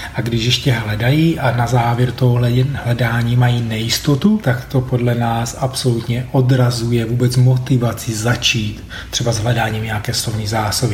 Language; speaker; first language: Czech; native; Czech